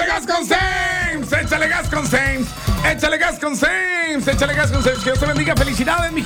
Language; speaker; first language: Spanish; native; Spanish